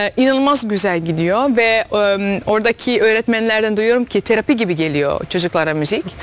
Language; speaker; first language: Turkish; early bilingual, heritage; Turkish